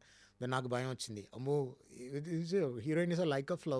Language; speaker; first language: Telugu; non-native, learner; Tamil